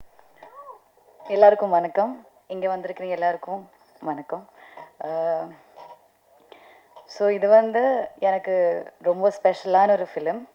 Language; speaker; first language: Tamil; non-native, learner; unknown